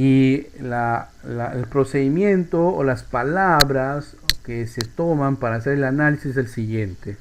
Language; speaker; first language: Spanish; native; Spanish